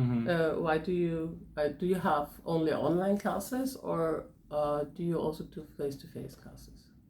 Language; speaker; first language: English; non-native, fluent; German